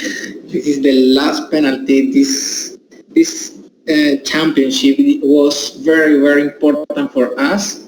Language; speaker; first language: English; non-native, learner; Spanish